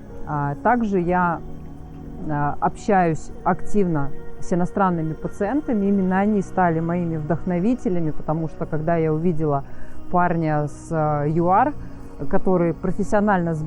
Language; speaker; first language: Russian; native; Russian